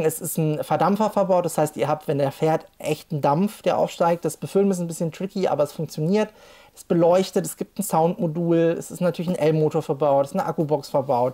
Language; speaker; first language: German; native; German